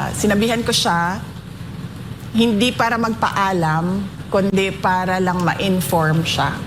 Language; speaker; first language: Filipino; non-native, local second language; Cebuano